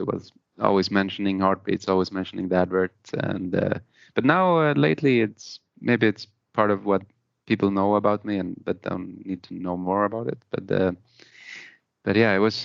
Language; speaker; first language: English; non-native, fluent; Spanish